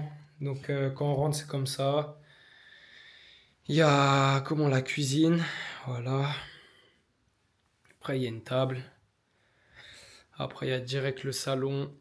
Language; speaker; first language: French; native; French